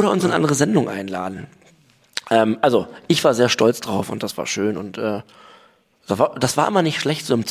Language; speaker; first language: German; native; German